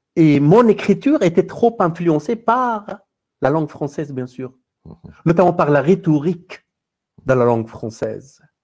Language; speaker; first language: French; non-native, fluent; Persian